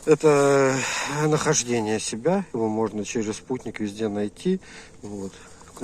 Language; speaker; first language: Russian; native; Russian